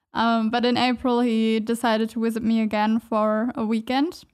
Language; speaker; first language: English; non-native, fluent; German